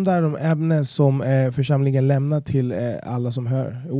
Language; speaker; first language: Swedish; non-native, fluent; Spanish